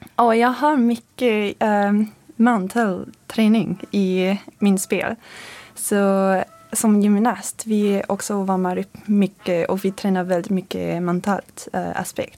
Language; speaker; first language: Swedish; non-native, learner; French